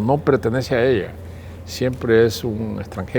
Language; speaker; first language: Spanish; native; Spanish